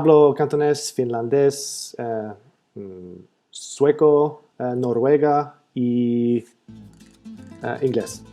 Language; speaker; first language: Spanish; non-native, learner; Swedish